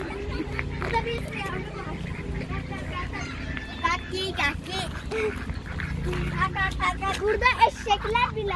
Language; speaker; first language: Turkish; early bilingual, heritage; Turkish